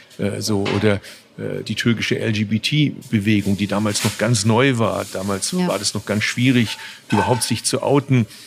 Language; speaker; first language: German; early bilingual, other home language; Turkish